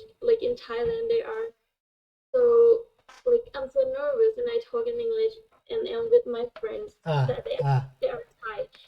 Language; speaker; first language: English; non-native, fluent; Thai